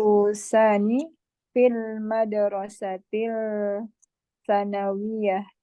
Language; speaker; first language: Arabic; non-native, learner; Indonesian